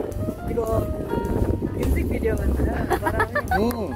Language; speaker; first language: Korean; non-native, fluent; Indonesian